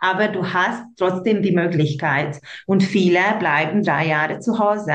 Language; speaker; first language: German; non-native, local second language; Hungarian